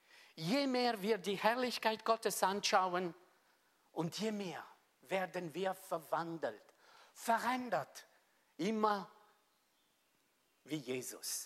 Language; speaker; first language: German; non-native, fluent; Italian